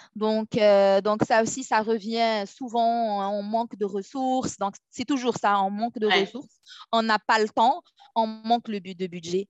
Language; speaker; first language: French; non-native, local second language; Arabic